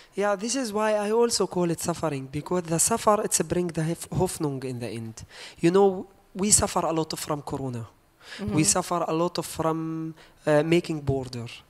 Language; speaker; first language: English; non-native, learner; Arabic